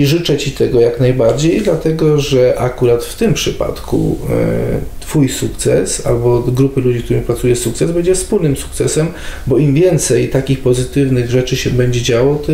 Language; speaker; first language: Polish; native; Polish